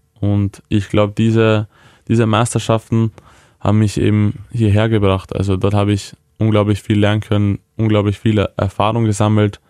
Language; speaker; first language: German; early bilingual, other home language; Croatian